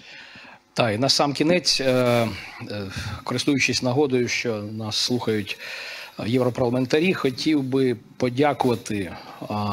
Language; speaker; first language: Ukrainian; native; Ukrainian